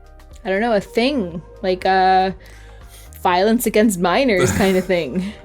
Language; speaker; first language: English; native; English